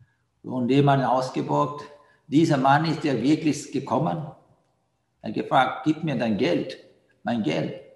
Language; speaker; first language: German; non-native, learner; Sinhala